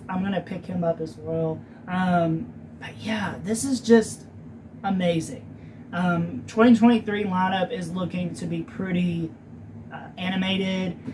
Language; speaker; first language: English; native; English